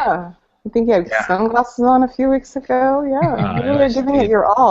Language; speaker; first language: English; native; English